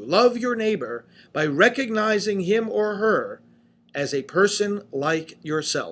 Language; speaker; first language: English; native; English